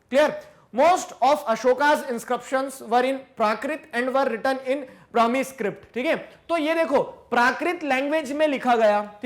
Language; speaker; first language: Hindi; native; Hindi